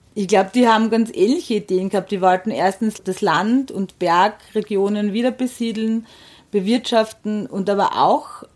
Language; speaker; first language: German; native; German